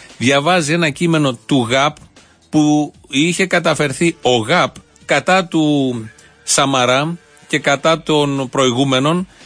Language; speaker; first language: Greek; native; Greek